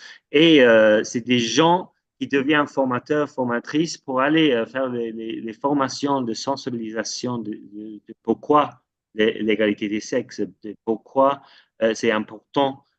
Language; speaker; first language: French; non-native, fluent; English